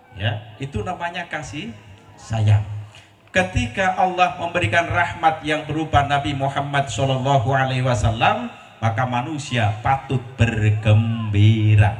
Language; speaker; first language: Indonesian; non-native, local second language; Javanese